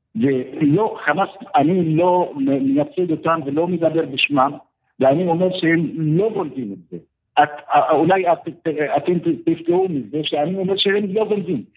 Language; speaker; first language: Hebrew; non-native, fluent; Arabic